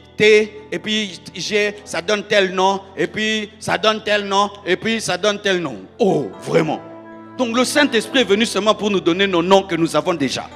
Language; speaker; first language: French; non-native, local second language; Lingala